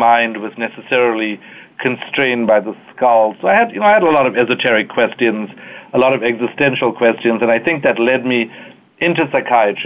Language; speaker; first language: English; native; English